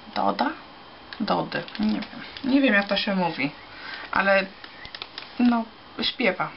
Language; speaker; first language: Polish; early bilingual, heritage; Polish